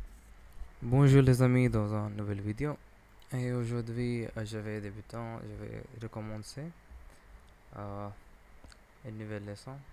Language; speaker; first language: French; non-native, learner; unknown